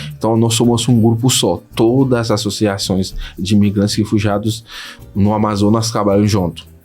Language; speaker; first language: Portuguese; non-native, fluent; Haitian Creole